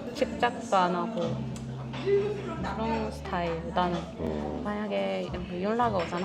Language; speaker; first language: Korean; non-native, learner; Japanese